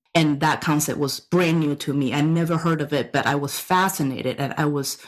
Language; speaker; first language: English; non-native, fluent; Chinese